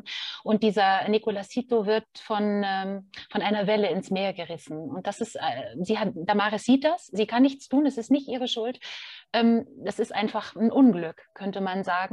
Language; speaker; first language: German; native; German